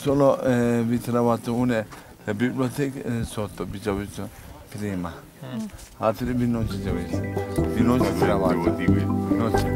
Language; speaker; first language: Italian; non-native, learner; Turkish